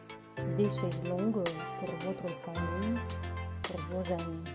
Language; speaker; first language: French; non-native, learner; Russian